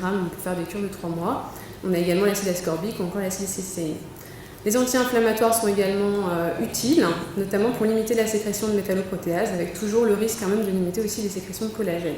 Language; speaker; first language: French; native; French